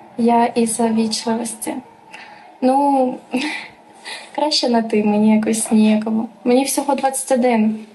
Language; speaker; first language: Ukrainian; native; Ukrainian